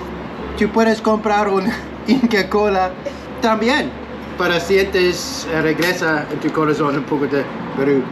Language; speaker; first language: Spanish; non-native, learner; English